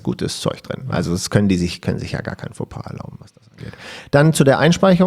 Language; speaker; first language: German; native; German